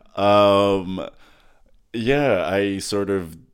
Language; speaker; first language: English; early bilingual, other home language; Macedonian